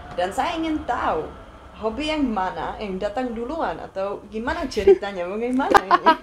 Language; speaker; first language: Indonesian; non-native, fluent; Czech